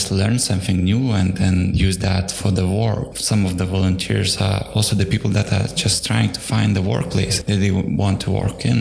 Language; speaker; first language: English; non-native, fluent; Lithuanian